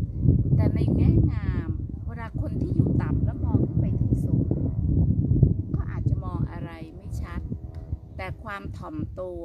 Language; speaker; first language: Thai; native; Thai